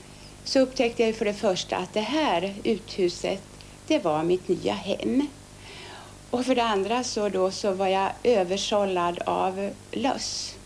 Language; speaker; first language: Swedish; early bilingual, other home language; Finnish